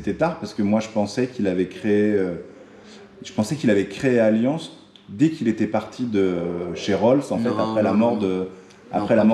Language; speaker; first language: French; native; French